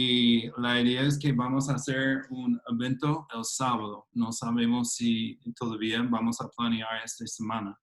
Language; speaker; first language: Spanish; non-native, fluent; English